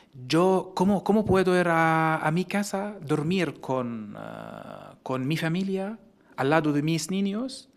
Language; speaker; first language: Spanish; non-native, fluent; Arabic